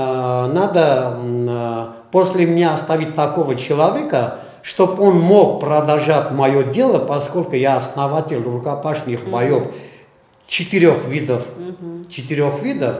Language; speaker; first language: Russian; non-native, fluent; Armenian